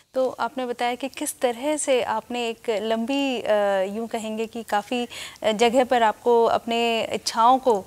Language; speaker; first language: Hindi; native; Hindi